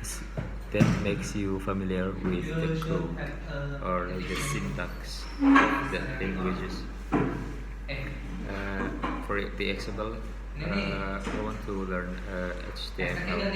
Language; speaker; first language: English; non-native, local second language; Indonesian